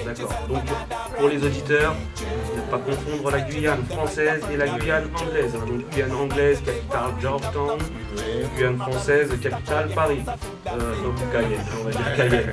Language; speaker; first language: French; native; French